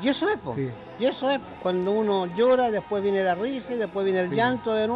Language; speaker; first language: Spanish; native; Spanish